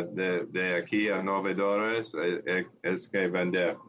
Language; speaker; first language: Portuguese; non-native, learner; English